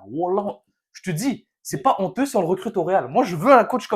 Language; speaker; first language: French; native; French